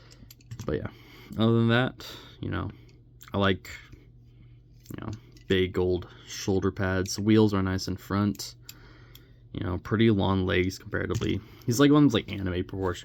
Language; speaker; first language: English; native; English